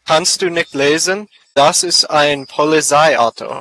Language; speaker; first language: German; non-native, learner; English